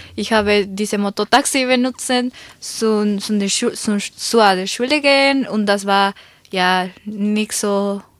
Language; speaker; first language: German; non-native, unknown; Spanish